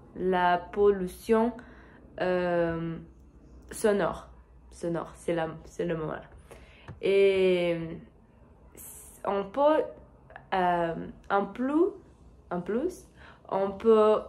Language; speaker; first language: French; non-native, learner; Portuguese